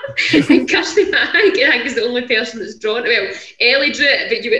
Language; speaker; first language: English; native; English